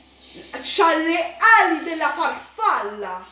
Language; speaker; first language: Italian; native; Italian